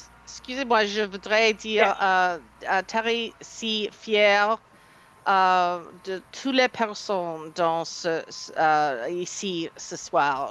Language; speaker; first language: French; non-native, learner; English